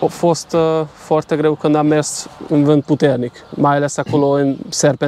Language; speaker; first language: Romanian; non-native, local second language; Hungarian